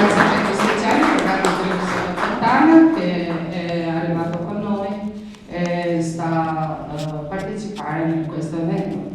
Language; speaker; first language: Italian; non-native, learner; Albanian